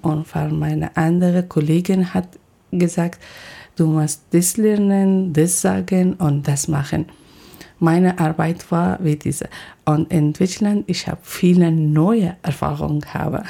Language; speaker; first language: German; non-native, learner; Persian